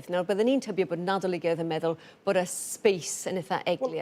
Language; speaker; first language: Welsh; native; Welsh